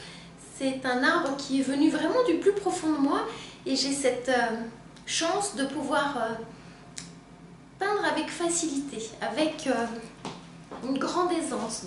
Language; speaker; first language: French; native; French